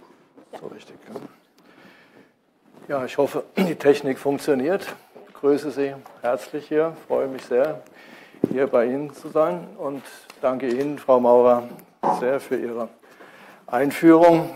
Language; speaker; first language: German; native; German